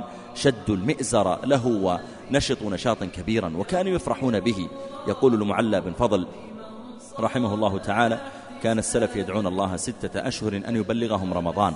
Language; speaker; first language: Arabic; native; Arabic